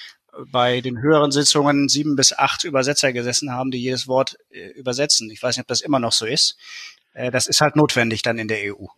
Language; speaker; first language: German; native; German